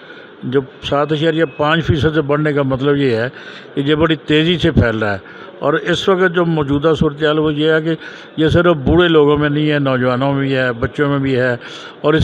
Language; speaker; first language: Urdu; non-native, local second language; Punjabi